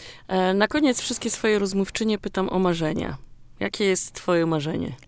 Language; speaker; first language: Polish; native; Polish